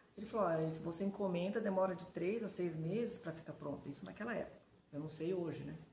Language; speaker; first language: Portuguese; early bilingual, other home language; Japanese